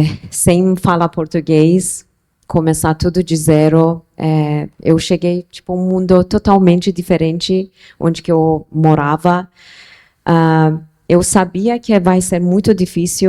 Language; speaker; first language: Portuguese; non-native, fluent; Persian